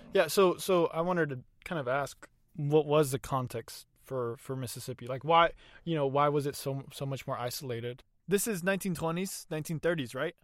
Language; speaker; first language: English; early bilingual, other home language; Spanish